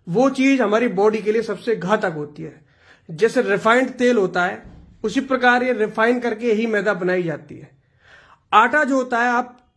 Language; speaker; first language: Hindi; non-native, local second language; Gujarati